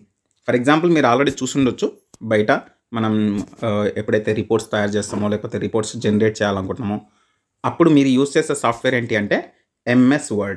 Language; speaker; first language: Telugu; native; Telugu